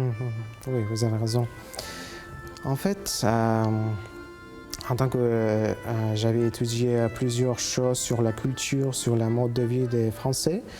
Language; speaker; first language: French; non-native, fluent; Uzbek